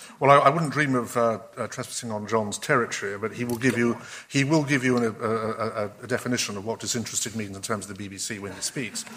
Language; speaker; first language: English; native; English